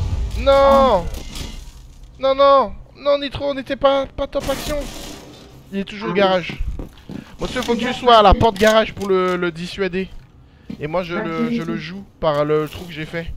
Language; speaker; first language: French; native; French